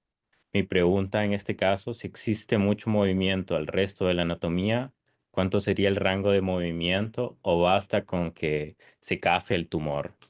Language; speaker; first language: Spanish; native; Spanish